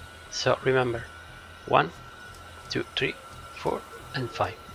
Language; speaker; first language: English; non-native, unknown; Italian